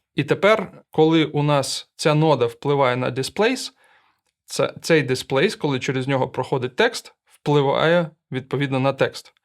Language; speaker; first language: Ukrainian; non-native, local second language; Russian